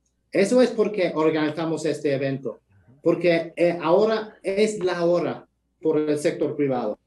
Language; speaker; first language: Spanish; non-native, fluent; English